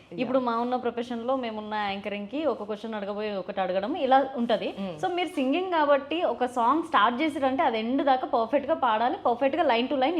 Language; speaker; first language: Telugu; native; Telugu